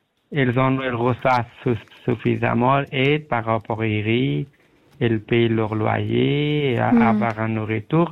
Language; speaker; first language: French; non-native, learner; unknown